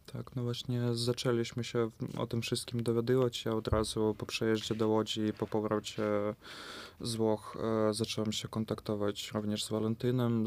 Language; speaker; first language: Polish; non-native, fluent; Russian